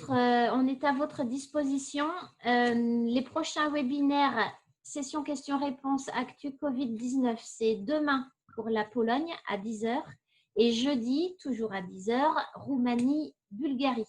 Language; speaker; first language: French; native; French